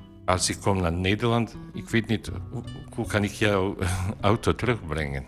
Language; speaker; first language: Dutch; non-native, fluent; Bosnian